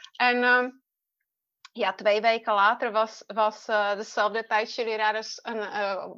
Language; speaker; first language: Dutch; non-native, fluent; Czech